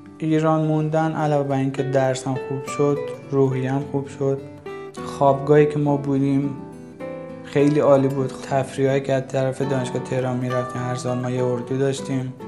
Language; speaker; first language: Persian; native; Persian